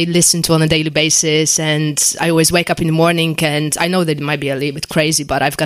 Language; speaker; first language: English; non-native, fluent; Polish